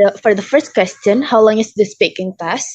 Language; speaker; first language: English; non-native, learner; Indonesian